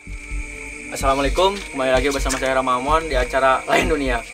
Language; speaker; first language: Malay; non-native, local second language; Sundanese